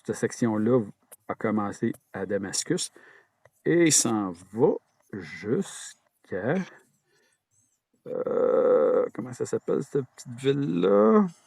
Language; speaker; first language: French; native; French